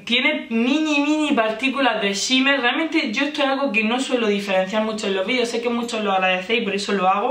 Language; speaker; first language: Spanish; native; Spanish